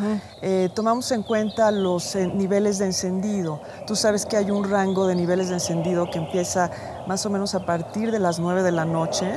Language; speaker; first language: Spanish; native; Spanish